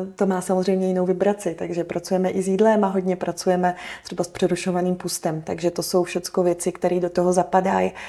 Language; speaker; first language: Czech; native; Czech